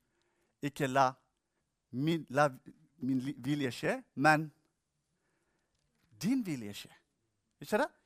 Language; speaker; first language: Norwegian; non-native, fluent; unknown